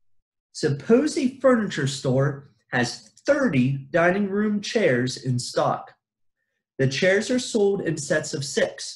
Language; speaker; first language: English; native; English